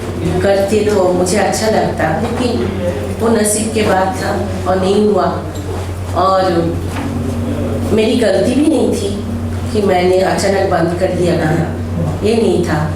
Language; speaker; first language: Hindi; non-native, local second language; Bangla